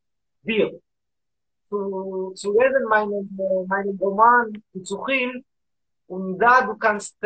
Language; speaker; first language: German; non-native, learner; Hebrew